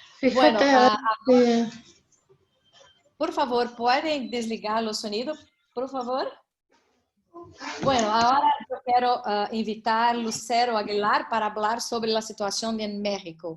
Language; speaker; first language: Spanish; non-native, learner; Portuguese